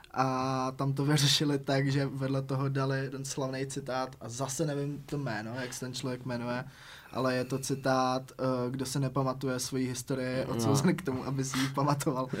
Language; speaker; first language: Czech; native; Czech